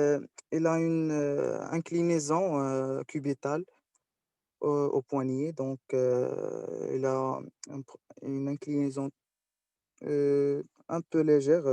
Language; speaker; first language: French; non-native, local second language; Arabic